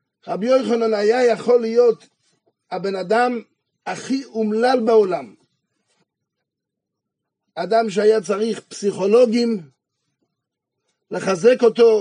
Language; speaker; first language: Hebrew; non-native, fluent; French